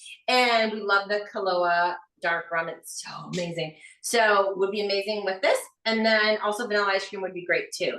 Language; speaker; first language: English; native; English